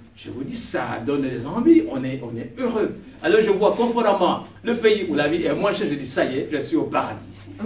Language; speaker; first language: French; non-native, local second language; Kongo